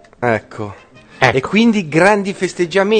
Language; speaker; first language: Italian; native; Italian